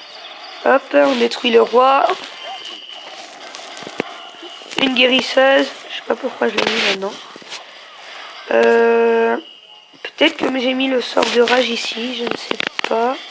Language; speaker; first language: French; native; French